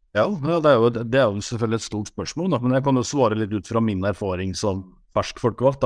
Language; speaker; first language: Norwegian; native; Norwegian